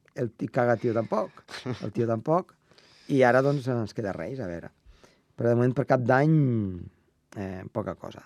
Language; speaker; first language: Catalan; native; Catalan